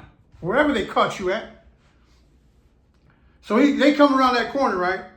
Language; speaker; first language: English; native; English